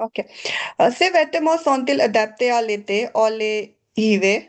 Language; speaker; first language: French; non-native, learner; Punjabi